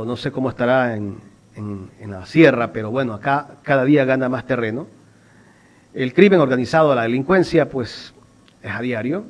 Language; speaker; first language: Spanish; native; Spanish